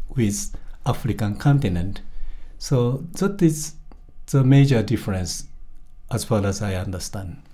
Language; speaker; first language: English; non-native, fluent; Japanese